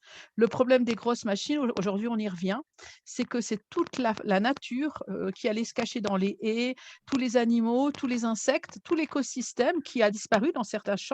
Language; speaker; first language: French; native; French